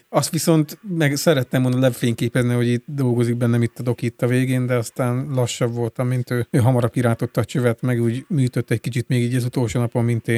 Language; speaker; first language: Hungarian; native; Hungarian